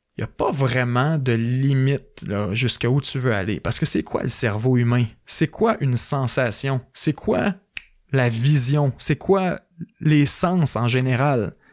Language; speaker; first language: French; native; French